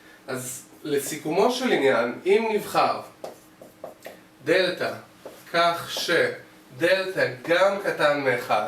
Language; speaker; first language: Hebrew; native; Hebrew